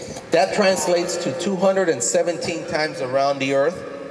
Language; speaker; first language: English; early bilingual, other home language; Spanish